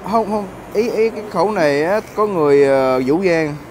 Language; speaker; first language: Vietnamese; early bilingual, heritage; Vietnamese